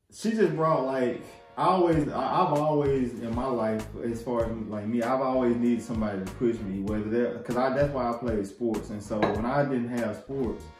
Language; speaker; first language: English; native; English